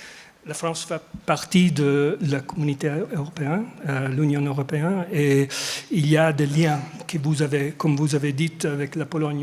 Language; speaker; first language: French; non-native, fluent; English